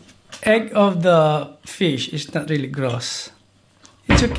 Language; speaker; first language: English; non-native, local second language; Filipino